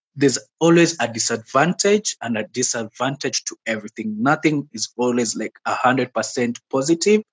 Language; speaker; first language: English; non-native, local second language; Swahili